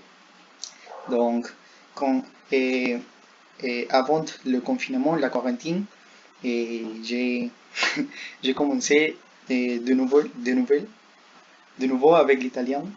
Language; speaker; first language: French; non-native, learner; Spanish